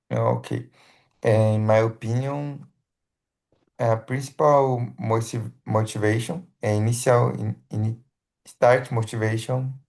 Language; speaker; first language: English; non-native, learner; Portuguese